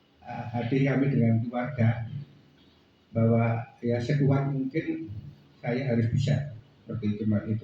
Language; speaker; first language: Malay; non-native, local second language; Javanese